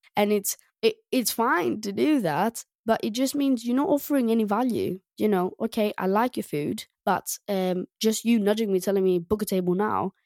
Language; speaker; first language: English; non-native, fluent; Greek